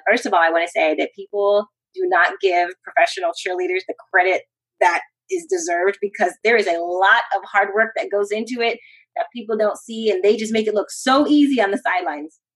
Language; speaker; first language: English; early bilingual, other home language; Spanish